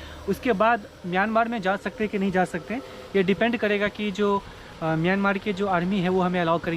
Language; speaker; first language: Hindi; native; Hindi